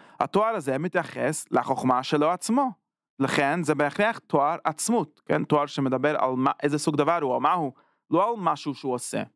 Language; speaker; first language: Hebrew; non-native, fluent; English